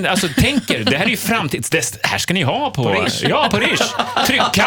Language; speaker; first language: Swedish; native; Swedish